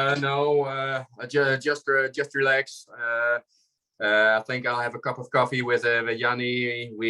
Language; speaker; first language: English; non-native, fluent; Dutch